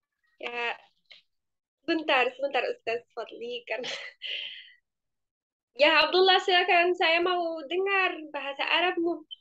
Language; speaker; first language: Indonesian; non-native, fluent; Arabic